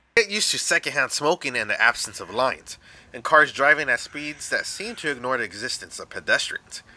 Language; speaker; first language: English; native; English